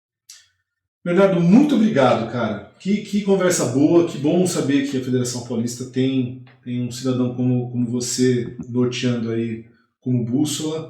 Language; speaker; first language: Portuguese; native; Portuguese